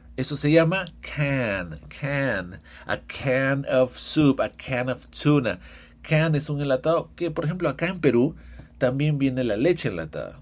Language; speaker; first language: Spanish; early bilingual, heritage; Spanish